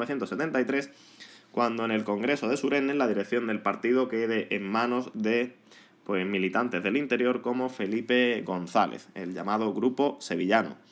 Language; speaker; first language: Spanish; native; Spanish